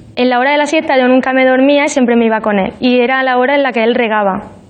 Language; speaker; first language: Spanish; native; Spanish